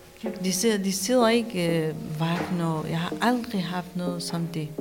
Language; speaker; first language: Danish; non-native, learner; Persian